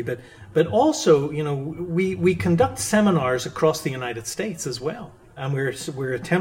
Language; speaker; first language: English; native; English